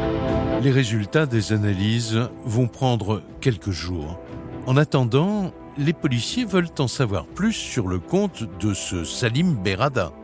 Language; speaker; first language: French; native; French